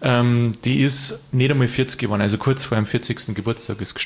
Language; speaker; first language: German; native; German